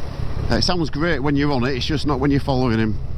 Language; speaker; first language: English; native; English